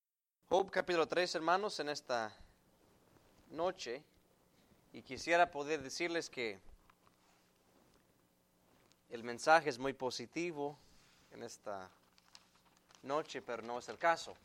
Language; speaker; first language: Spanish; native; Spanish